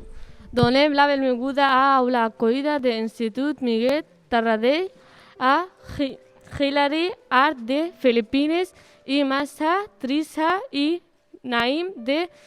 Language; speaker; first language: Catalan; non-native, learner; Spanish